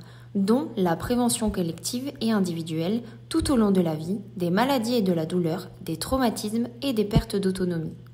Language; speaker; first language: French; native; French